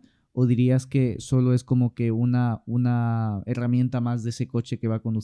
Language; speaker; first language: Spanish; native; Spanish